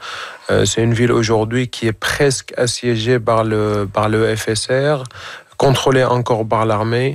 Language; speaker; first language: French; non-native, fluent; Arabic